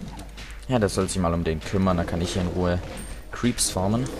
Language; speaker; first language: German; native; German